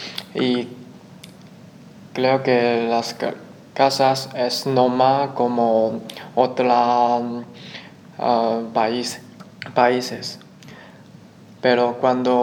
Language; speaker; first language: Spanish; non-native, learner; Chinese